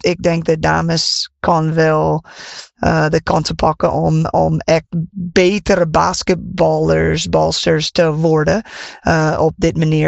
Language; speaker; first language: Dutch; non-native, fluent; English